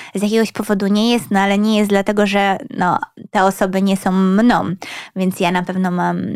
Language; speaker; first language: Polish; early bilingual, other home language; Swedish